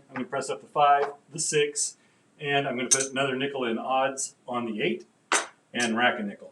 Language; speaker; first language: English; native; English